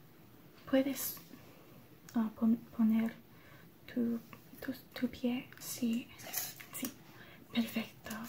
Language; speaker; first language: Spanish; non-native, learner; English